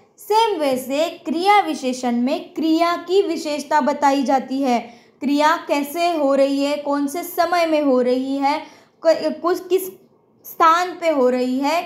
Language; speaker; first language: Hindi; non-native, local second language; Marathi